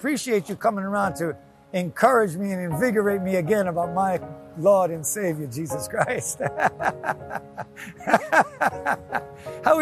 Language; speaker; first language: English; native; English